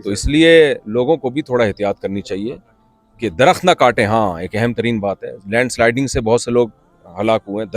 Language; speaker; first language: Urdu; native; Urdu